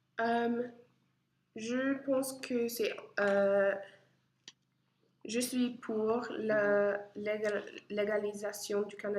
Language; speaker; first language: French; non-native, learner; English